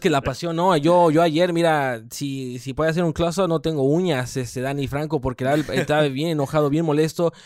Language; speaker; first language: Spanish; early bilingual, heritage; Spanish